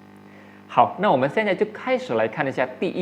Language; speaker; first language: Chinese; non-native, fluent; Indonesian